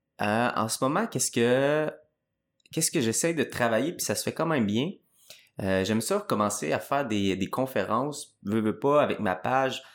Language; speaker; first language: French; native; French